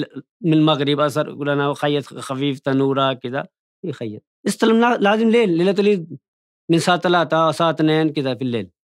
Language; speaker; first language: Arabic; non-native, learner; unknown